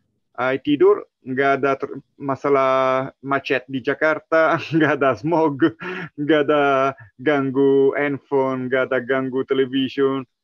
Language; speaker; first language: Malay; non-native, learner; Italian